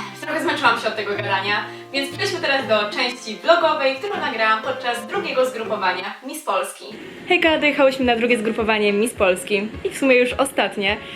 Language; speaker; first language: Polish; native; Polish